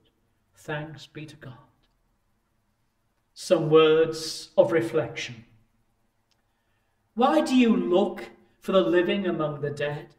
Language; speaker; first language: English; native; English